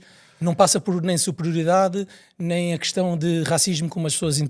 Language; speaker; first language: Portuguese; native; Portuguese